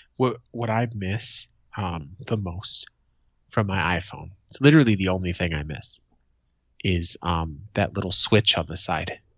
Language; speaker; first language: English; native; English